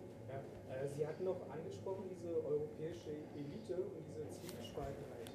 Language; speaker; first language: German; native; German